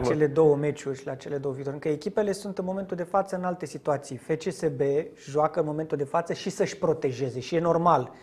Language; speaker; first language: Romanian; native; Romanian